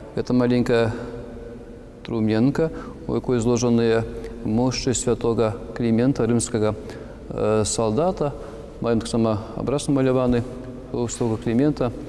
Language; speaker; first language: Belarusian; non-native, local second language; Russian